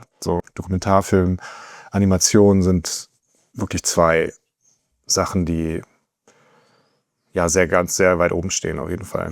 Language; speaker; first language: German; native; German